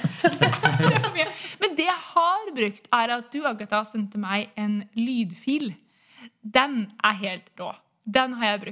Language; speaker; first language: Norwegian; native; Norwegian